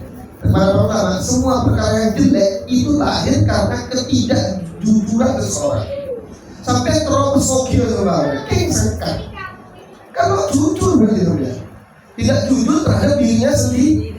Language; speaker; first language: Indonesian; non-native, local second language; Javanese